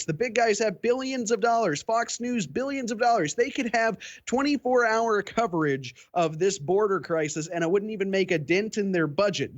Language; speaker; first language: English; native; English